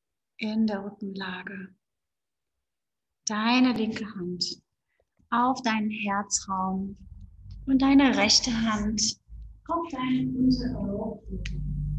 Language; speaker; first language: German; native; German